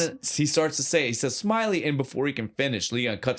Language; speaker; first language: English; native; English